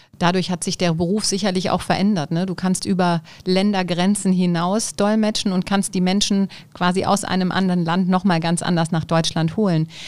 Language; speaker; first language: German; native; German